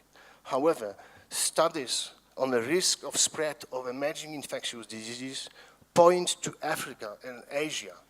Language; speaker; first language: English; non-native, fluent; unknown